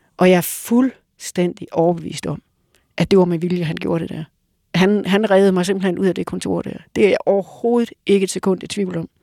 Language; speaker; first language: Danish; native; Danish